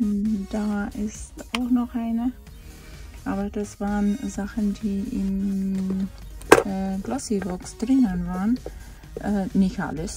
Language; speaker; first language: German; non-native, fluent; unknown